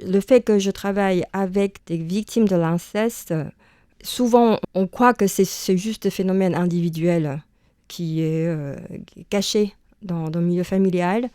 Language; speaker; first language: French; non-native, fluent; Chinese